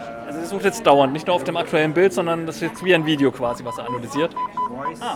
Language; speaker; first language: German; native; German